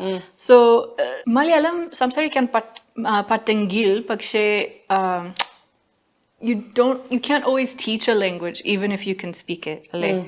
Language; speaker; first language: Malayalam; non-native, learner; English